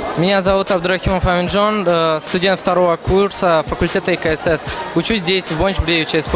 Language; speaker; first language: Russian; non-native, local second language; Tajik